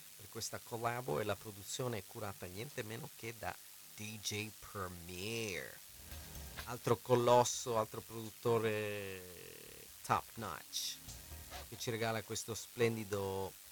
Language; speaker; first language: Italian; native; Italian